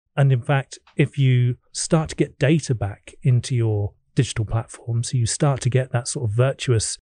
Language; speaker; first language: English; native; English